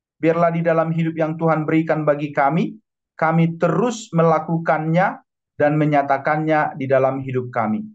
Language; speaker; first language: Indonesian; non-native, local second language; Batak Toba